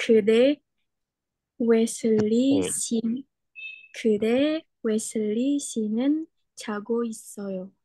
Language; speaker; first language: Korean; non-native, learner; Indonesian